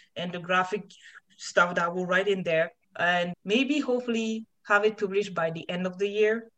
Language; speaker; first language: English; non-native, fluent; French